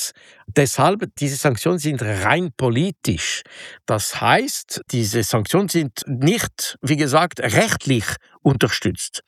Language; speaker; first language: German; non-native, local second language; French